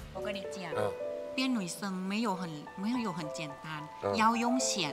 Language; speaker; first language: Chinese; non-native, learner; Thai